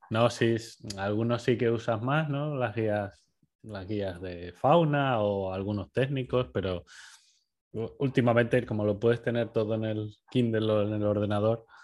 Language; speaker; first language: Spanish; native; Spanish